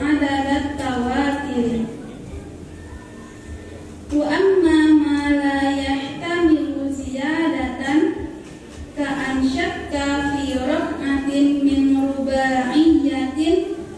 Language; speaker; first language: Arabic; non-native, learner; Indonesian